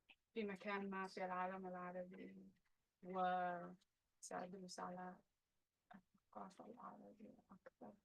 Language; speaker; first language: Arabic; non-native, learner; English